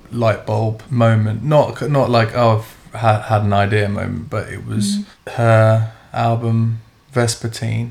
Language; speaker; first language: English; native; English